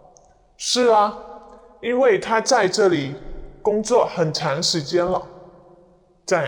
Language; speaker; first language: Chinese; non-native, fluent; Khmer